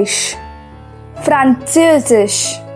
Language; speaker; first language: German; non-native, fluent; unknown